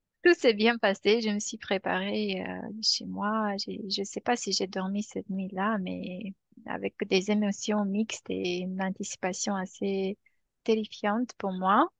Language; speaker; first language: French; non-native, fluent; Romanian